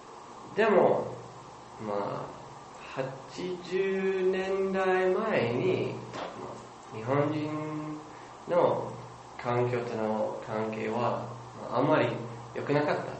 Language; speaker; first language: Japanese; non-native, learner; English